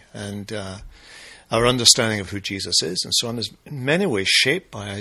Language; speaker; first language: English; native; English